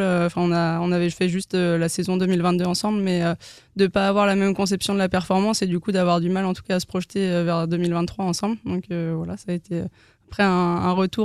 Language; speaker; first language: French; native; French